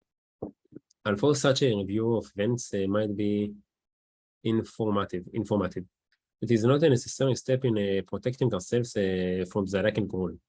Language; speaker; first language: English; non-native, learner; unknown